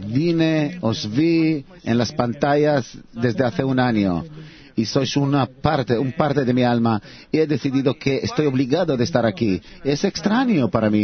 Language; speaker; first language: Spanish; non-native, learner; Hebrew